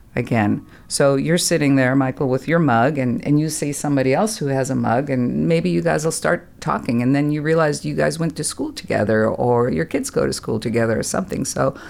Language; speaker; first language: English; non-native, fluent; German